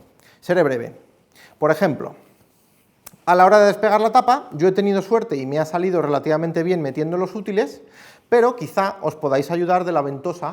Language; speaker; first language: Spanish; native; Spanish